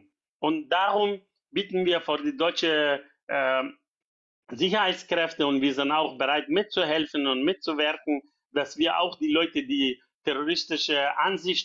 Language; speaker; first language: German; non-native, fluent; Persian